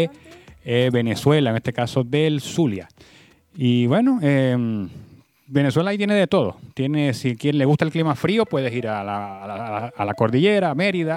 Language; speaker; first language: Spanish; native; Spanish